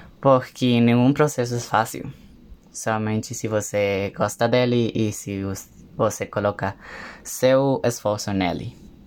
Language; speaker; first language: Portuguese; non-native, learner; Spanish